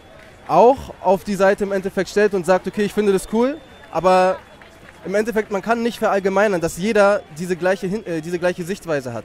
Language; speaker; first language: German; native; German